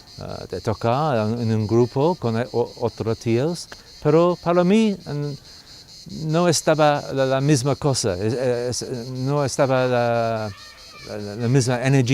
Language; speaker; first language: Spanish; non-native, learner; English